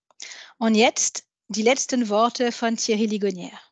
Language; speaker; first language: German; non-native, fluent; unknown